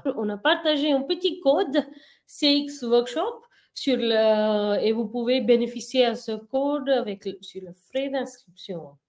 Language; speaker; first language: French; non-native, fluent; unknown